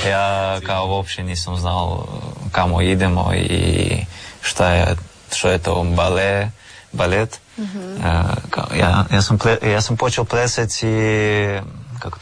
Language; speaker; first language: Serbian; non-native, learner; Russian